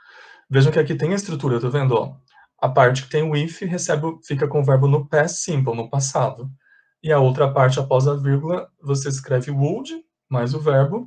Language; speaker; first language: Portuguese; native; Portuguese